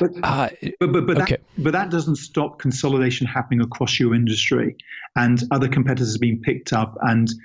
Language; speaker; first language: English; native; English